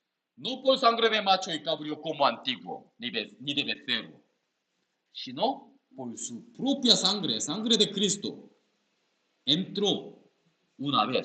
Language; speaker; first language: Spanish; non-native, learner; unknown